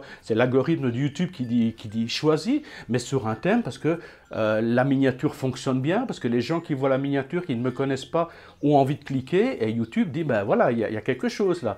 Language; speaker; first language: French; native; French